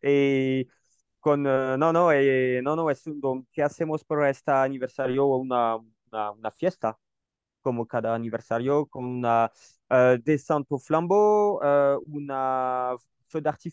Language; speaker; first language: Spanish; non-native, learner; French